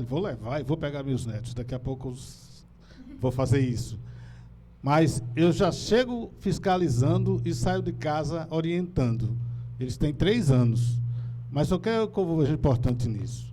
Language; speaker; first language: Portuguese; native; Portuguese